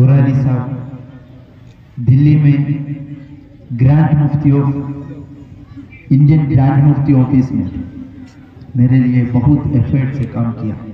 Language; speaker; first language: Hindi; non-native, local second language; Malayalam